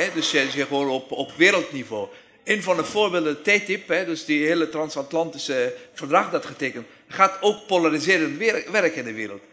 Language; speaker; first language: Dutch; non-native, fluent; Persian